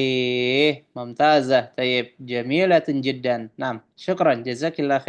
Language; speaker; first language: Arabic; non-native, fluent; Indonesian